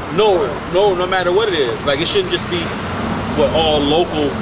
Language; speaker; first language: English; native; English